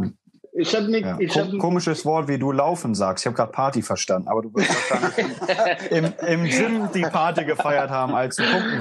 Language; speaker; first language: German; native; German